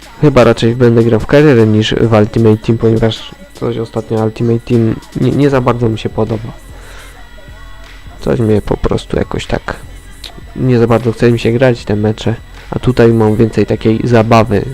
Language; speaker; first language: Polish; native; Polish